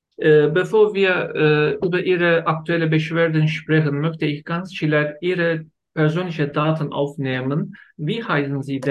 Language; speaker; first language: German; non-native, learner; Turkish